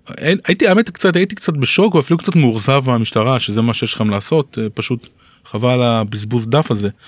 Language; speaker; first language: Hebrew; native; Hebrew